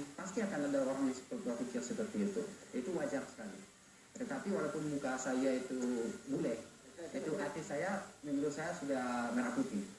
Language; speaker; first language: Indonesian; non-native, fluent; French